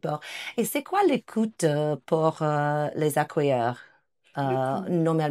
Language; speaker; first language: French; non-native, fluent; English